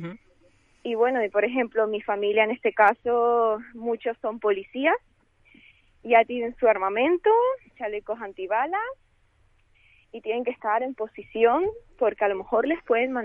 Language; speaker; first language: Spanish; early bilingual, other home language; Ukrainian